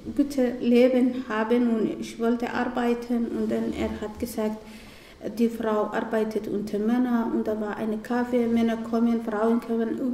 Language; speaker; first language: German; non-native, learner; Somali